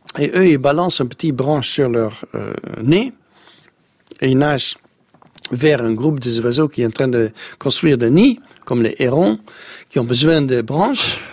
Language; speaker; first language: French; non-native, fluent; Dutch